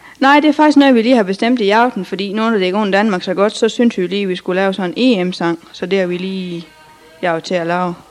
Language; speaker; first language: Danish; native; Danish